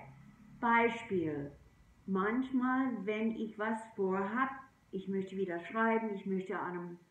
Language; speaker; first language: German; non-native, fluent; English